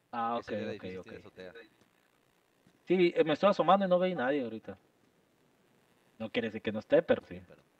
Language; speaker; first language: Spanish; native; Spanish